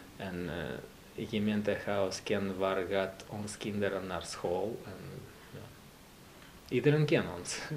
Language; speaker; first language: Dutch; non-native, learner; Russian